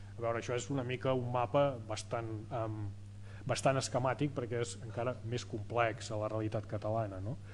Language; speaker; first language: Catalan; native; Catalan